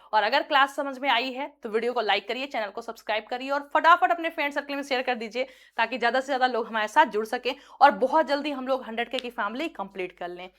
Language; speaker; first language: Hindi; native; Hindi